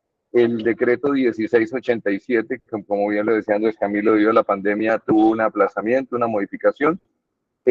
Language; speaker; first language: Spanish; native; Spanish